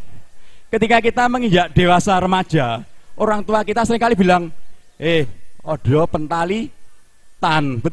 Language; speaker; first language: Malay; non-native, local second language; Javanese